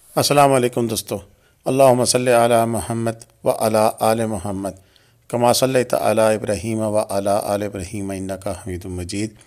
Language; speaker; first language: Urdu; non-native, local second language; Pahari-Potwari